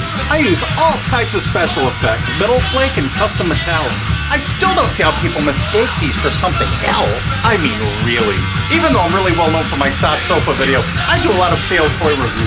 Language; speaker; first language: English; native; English